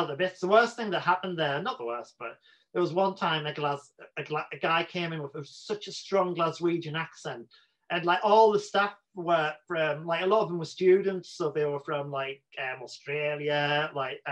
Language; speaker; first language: English; native; English